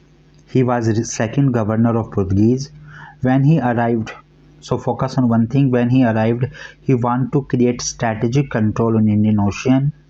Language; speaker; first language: English; non-native, local second language; Hindi